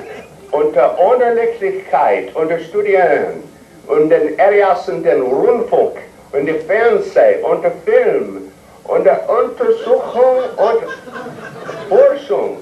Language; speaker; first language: German; non-native, learner; English